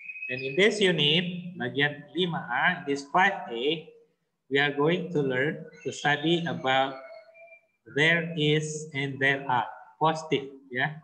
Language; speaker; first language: English; non-native, fluent; Indonesian